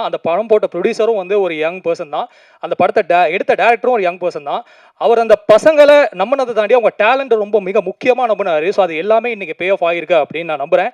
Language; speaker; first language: Tamil; native; Tamil